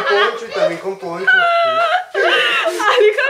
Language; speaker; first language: Spanish; native; Spanish